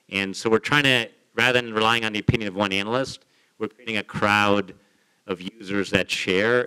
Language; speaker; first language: English; native; English